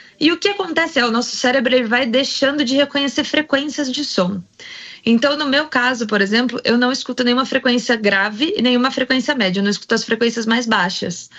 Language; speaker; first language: Portuguese; native; Portuguese